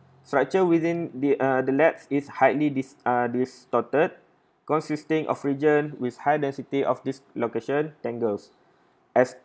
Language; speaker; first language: English; non-native, local second language; Malay